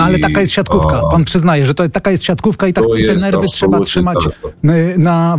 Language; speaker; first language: Polish; native; Polish